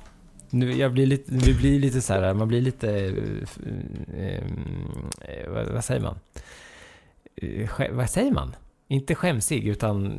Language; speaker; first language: Swedish; native; Swedish